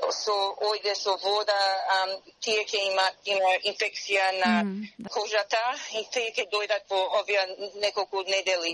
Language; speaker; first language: Macedonian; early bilingual, heritage; Macedonian